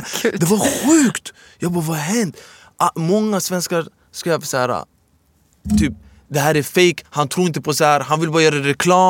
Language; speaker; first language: Swedish; early bilingual, other home language; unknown